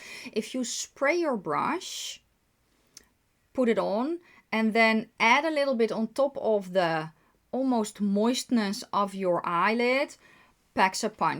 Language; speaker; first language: English; non-native, fluent; Dutch